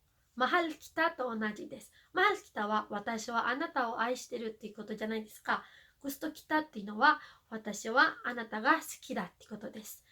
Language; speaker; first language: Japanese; non-native, fluent; Filipino